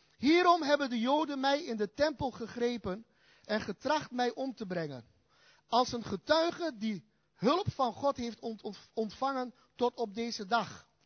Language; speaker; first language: Dutch; early bilingual, other home language; Turkish